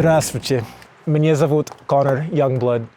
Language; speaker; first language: Russian; non-native, learner; English